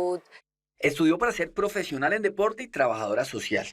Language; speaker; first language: Spanish; native; Spanish